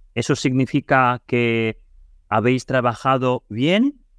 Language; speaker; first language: Spanish; non-native, fluent; Ukrainian